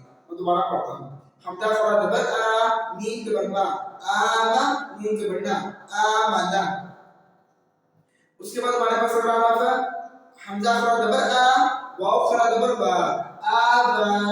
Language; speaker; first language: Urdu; non-native, local second language; Punjabi